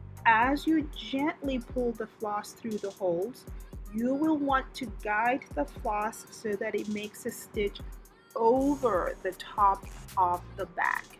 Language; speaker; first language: English; native; English